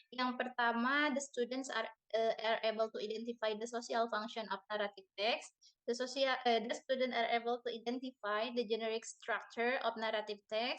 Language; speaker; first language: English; non-native, learner; Indonesian